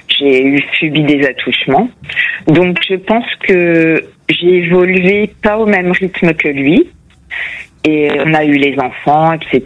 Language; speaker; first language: French; non-native, fluent; Portuguese